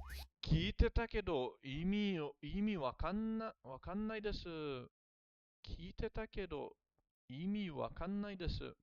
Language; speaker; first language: Japanese; non-native, learner; English